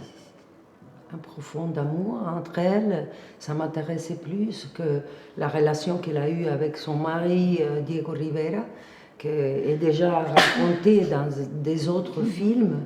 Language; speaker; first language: French; non-native, fluent; Spanish